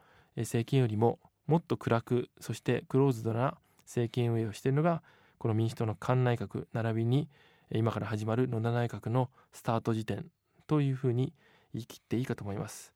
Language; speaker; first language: Japanese; native; Japanese